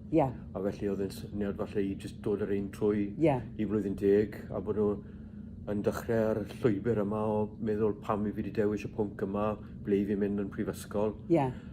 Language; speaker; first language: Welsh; native; Welsh